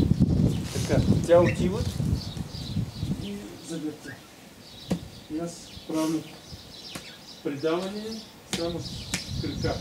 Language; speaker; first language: Bulgarian; non-native, learner; Russian